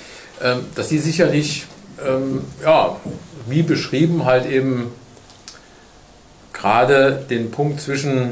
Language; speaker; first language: German; native; German